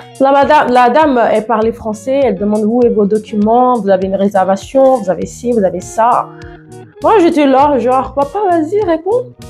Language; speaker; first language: French; non-native, fluent; Yoruba